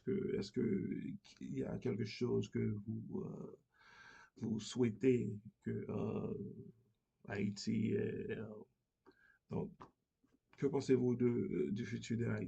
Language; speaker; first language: French; non-native, learner; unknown